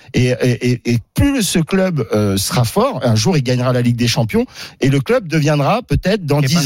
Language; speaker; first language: French; native; French